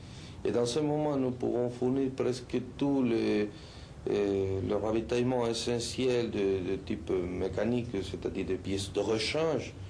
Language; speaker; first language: French; non-native, fluent; Spanish